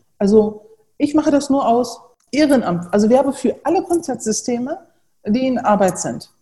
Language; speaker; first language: German; early bilingual, other home language; Turkish